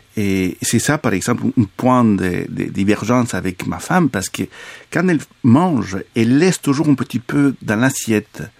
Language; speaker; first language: French; non-native, fluent; Spanish